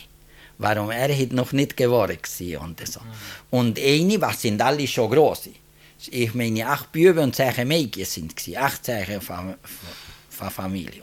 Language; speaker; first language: German; early bilingual, heritage; German